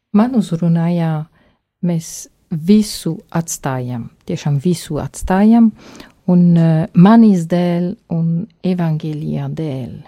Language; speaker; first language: Latvian; non-native, fluent; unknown